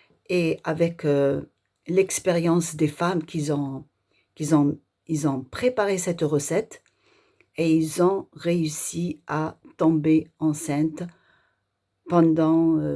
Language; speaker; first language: French; non-native, local second language; Arabic